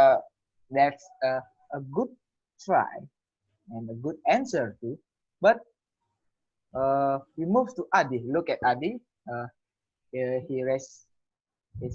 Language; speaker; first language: English; non-native, learner; Indonesian